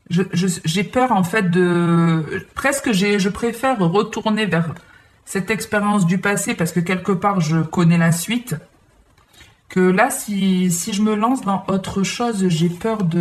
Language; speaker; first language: French; native; French